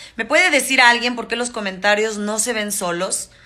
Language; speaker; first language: Spanish; native; Spanish